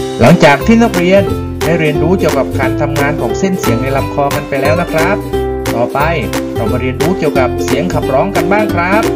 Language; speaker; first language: Thai; native; Thai